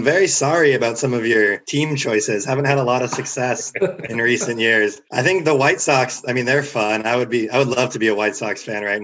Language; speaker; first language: English; native; English